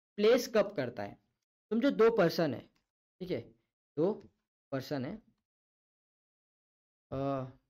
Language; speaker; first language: Hindi; non-native, local second language; Marathi